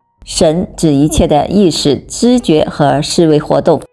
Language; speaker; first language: Chinese; native; Chinese